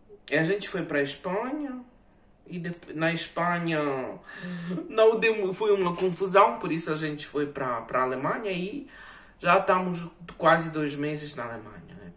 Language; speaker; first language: Portuguese; non-native, fluent; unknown